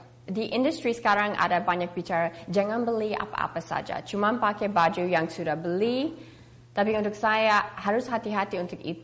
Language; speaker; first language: Indonesian; early bilingual, heritage; English